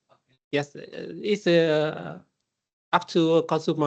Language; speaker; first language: English; non-native, learner; Vietnamese